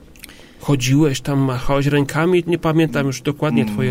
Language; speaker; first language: Polish; native; Polish